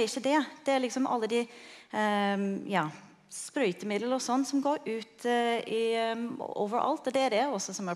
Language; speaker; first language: Norwegian; non-native, fluent; English